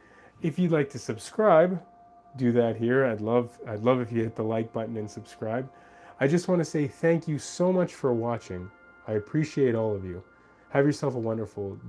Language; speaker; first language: English; native; English